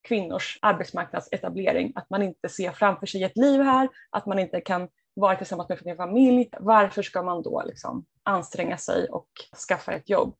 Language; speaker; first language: Swedish; native; Swedish